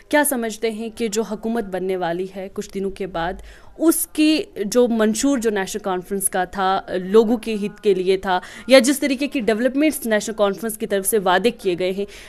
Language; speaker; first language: Hindi; non-native, local second language; Kashmiri